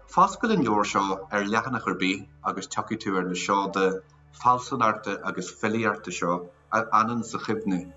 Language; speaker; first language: Irish; native; Irish